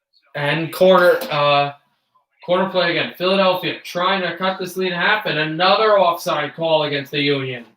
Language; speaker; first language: English; native; English